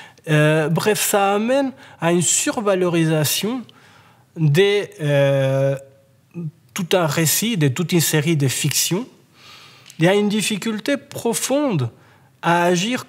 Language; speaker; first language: French; native; French